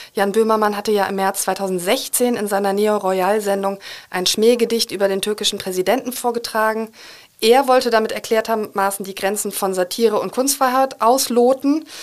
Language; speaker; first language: German; native; German